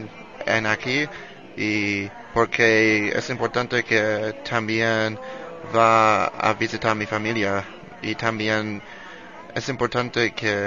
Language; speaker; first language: Spanish; non-native, learner; English